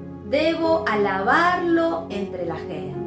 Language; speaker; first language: Spanish; native; Spanish